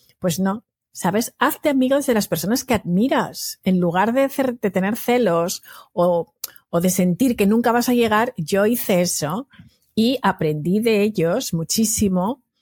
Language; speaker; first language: Spanish; native; Spanish